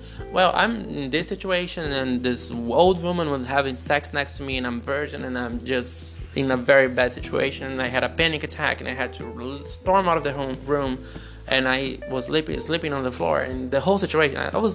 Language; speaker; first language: English; non-native, fluent; Portuguese